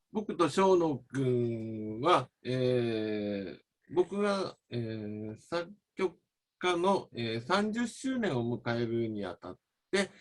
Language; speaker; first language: Japanese; native; Japanese